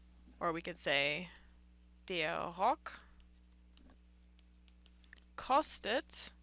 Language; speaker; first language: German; non-native, fluent; English